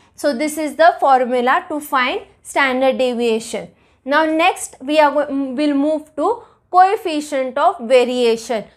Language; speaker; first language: English; non-native, local second language; Marathi